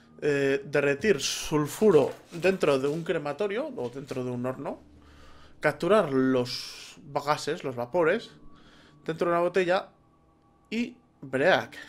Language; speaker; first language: Spanish; native; Spanish